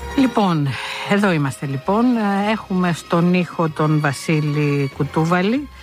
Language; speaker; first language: Greek; native; Greek